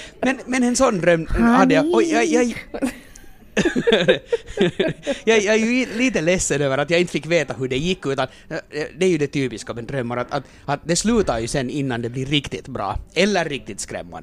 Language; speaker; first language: Swedish; native; Swedish